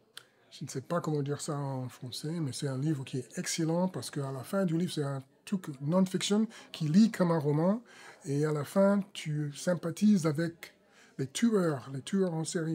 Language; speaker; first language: French; non-native, fluent; English